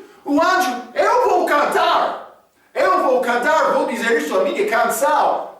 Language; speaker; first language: Portuguese; non-native, fluent; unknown